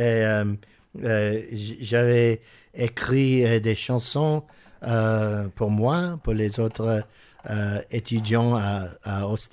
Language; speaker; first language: French; non-native, learner; English